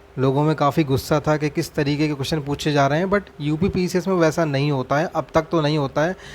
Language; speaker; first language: Hindi; native; Hindi